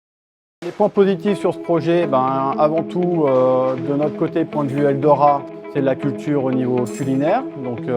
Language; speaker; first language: French; native; French